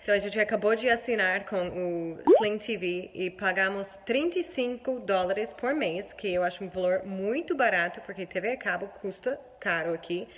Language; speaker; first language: Portuguese; non-native, fluent; English